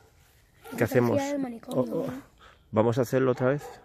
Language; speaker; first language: Spanish; native; Spanish